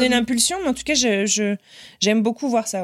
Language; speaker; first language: French; native; French